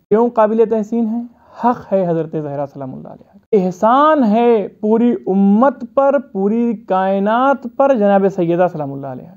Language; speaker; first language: Urdu; native; Urdu